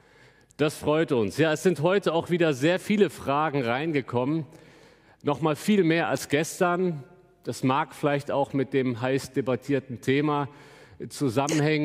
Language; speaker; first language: German; native; German